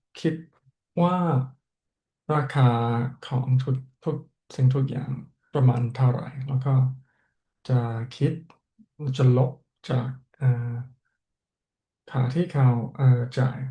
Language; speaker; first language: Thai; non-native, learner; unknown